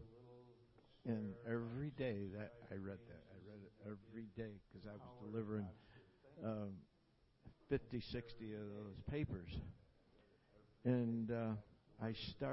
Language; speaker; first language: English; native; English